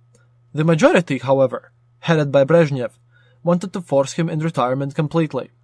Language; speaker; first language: English; non-native, fluent; Latvian